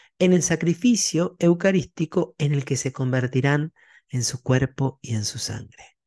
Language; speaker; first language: Spanish; native; Spanish